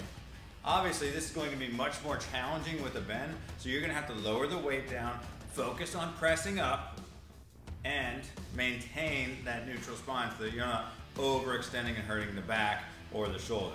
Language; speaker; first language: English; native; English